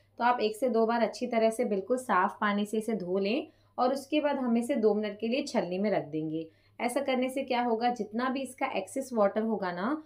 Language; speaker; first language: Hindi; non-native, local second language; Punjabi